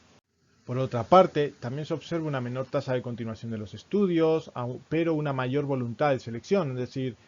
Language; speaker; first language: Spanish; native; Spanish